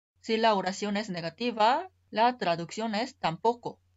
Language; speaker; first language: Spanish; non-native, fluent; Korean